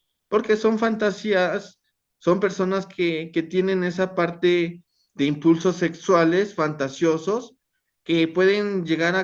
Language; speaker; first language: Spanish; native; Spanish